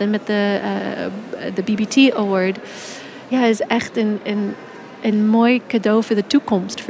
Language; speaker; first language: Dutch; non-native, fluent; English